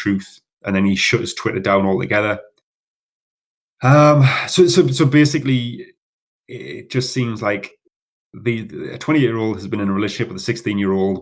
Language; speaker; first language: English; native; English